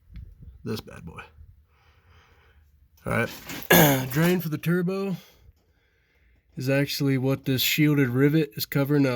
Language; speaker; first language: English; native; English